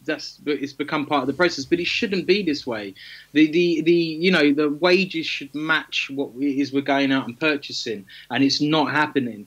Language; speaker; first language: English; native; English